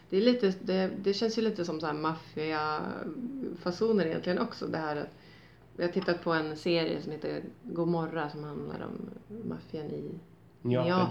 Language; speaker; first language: Swedish; native; Swedish